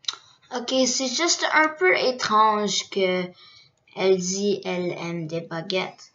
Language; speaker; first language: French; early bilingual, other home language; Korean